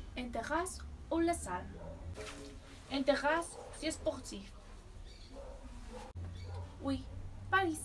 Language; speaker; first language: French; non-native, learner; Spanish